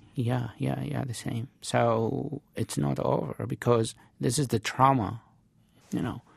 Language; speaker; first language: English; non-native, fluent; Arabic